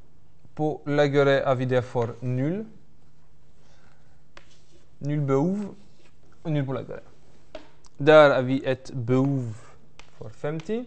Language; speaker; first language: Norwegian; non-native, fluent; French